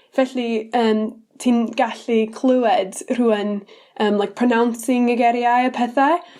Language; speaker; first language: Welsh; non-native, learner; English